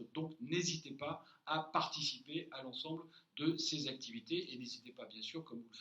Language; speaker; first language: French; native; French